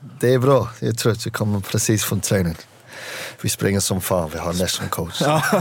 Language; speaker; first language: Swedish; non-native, learner; English